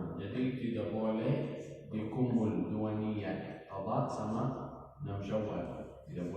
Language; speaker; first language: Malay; non-native, learner; Arabic